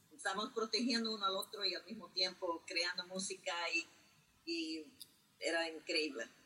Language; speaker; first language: Spanish; early bilingual, heritage; Spanish